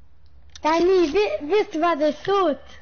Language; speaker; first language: German; non-native, learner; Portuguese